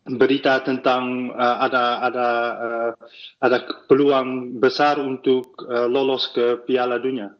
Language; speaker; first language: Indonesian; early bilingual, heritage; Dutch